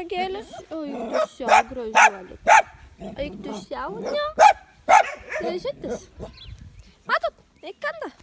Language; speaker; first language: Lithuanian; native; Lithuanian